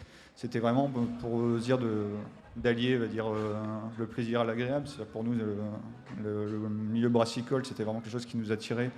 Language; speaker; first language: French; native; French